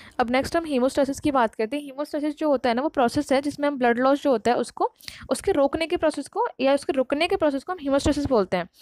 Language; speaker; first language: Hindi; native; Hindi